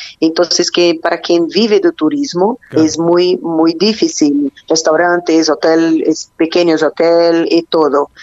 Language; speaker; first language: Spanish; non-native, learner; Portuguese